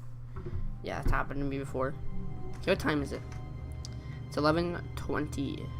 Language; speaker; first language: English; native; English